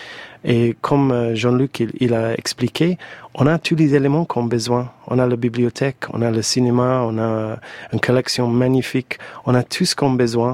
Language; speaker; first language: French; non-native, fluent; English